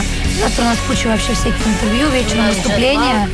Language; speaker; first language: Russian; native; Russian